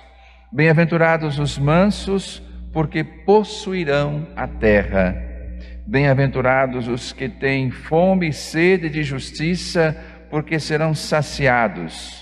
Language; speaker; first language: Portuguese; native; Portuguese